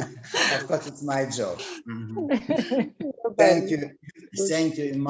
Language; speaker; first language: English; non-native, learner; Russian